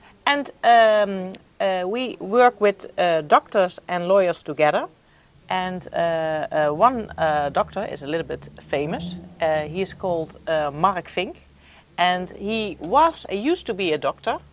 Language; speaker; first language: English; non-native, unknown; Dutch